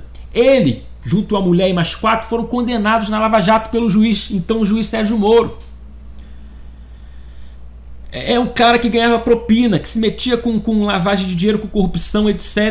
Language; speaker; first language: Portuguese; native; Portuguese